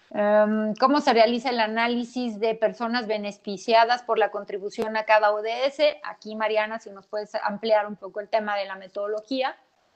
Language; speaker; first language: Spanish; native; Spanish